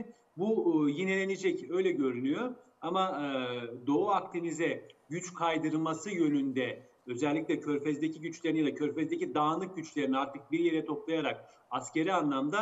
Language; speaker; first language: Turkish; native; Turkish